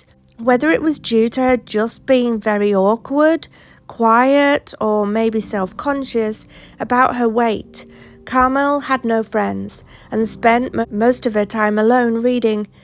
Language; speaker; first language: English; native; English